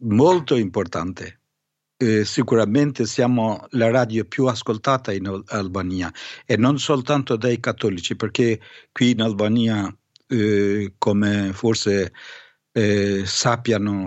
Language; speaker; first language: Italian; non-native, fluent; Albanian